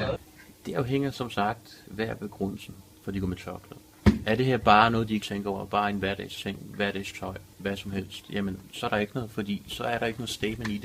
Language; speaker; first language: Danish; native; Danish